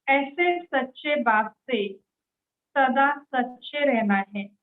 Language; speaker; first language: Hindi; non-native, local second language; Marathi